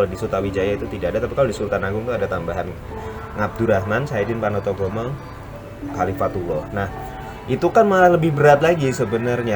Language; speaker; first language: Indonesian; native; Indonesian